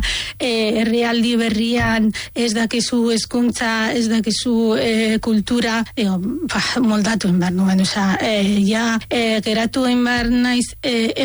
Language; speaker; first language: Basque; non-native, fluent; Arabic